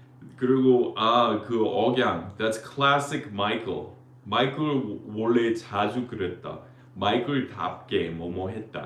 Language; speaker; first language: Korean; non-native, fluent; English